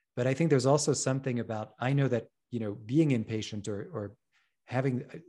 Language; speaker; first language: English; non-native, fluent; French